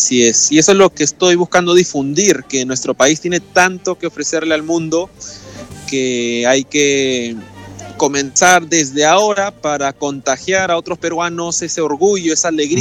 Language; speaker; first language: Spanish; native; Spanish